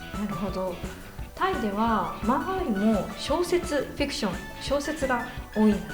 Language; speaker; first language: Japanese; native; Japanese